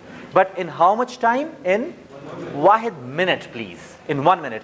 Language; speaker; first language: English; non-native, fluent; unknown